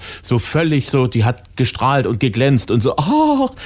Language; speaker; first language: German; native; German